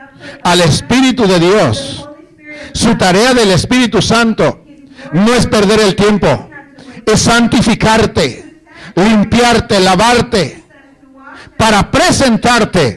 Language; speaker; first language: Spanish; native; Spanish